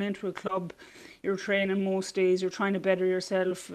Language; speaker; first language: English; native; English